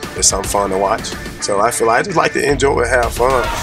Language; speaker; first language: English; native; English